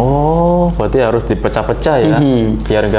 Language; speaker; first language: Indonesian; native; Indonesian